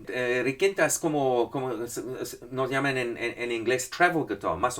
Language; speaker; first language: Spanish; non-native, fluent; English